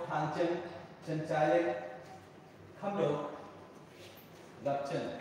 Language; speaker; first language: Vietnamese; non-native, learner; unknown